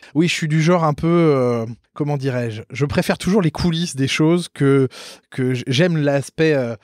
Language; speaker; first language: French; native; French